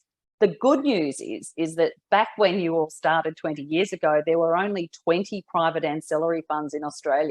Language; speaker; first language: English; native; English